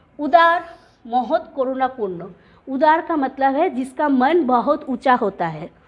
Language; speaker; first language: Hindi; non-native, local second language; Bangla